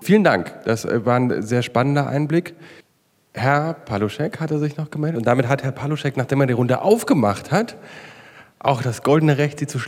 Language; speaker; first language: German; native; German